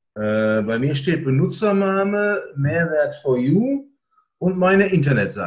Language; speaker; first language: German; native; German